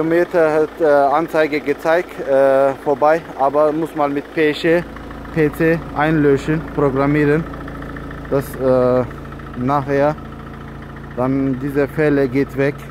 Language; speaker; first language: German; non-native, learner; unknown